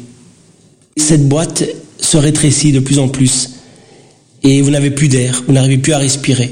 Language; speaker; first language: French; early bilingual, other home language; Portuguese